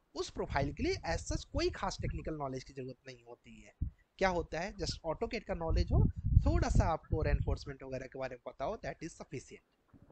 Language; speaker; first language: Hindi; native; Hindi